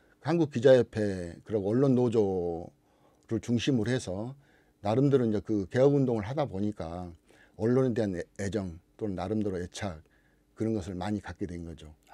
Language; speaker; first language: Korean; native; Korean